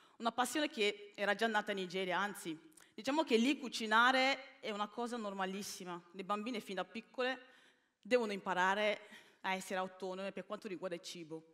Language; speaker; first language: Italian; early bilingual, other home language; Bini